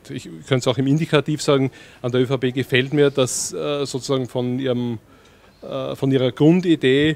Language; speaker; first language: German; native; German